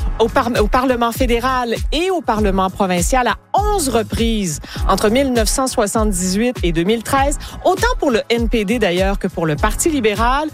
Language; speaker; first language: French; native; French